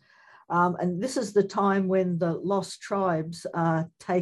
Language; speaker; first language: English; native; English